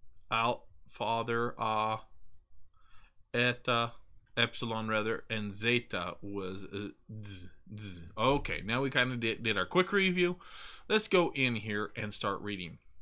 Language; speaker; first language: English; native; English